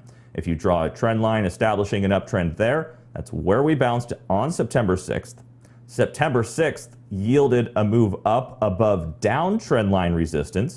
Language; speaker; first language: English; native; English